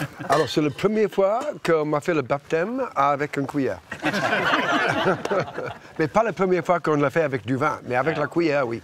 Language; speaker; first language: French; non-native, fluent; English